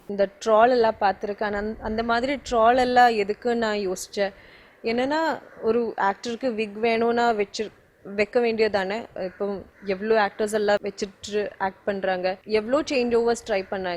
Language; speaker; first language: Tamil; non-native, learner; Malayalam